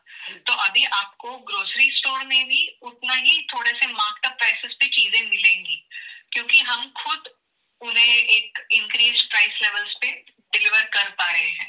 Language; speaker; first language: Hindi; native; Hindi